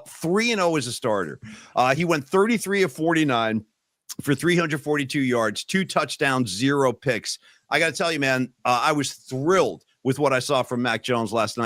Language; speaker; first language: English; native; English